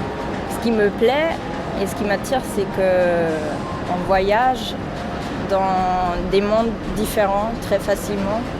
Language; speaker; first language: French; non-native, fluent; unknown